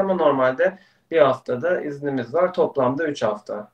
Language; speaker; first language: Turkish; native; Turkish